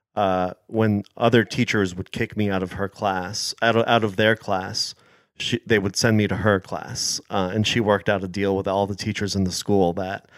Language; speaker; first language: English; early bilingual, other home language; Hebrew